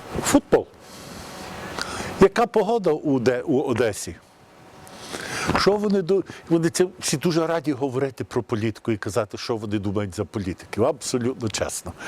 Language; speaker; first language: Ukrainian; early bilingual, heritage; Ukrainian